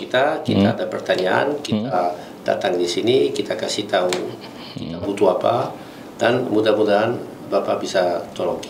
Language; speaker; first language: Indonesian; non-native, learner; Italian